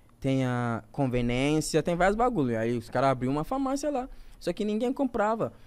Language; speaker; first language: Portuguese; non-native, fluent; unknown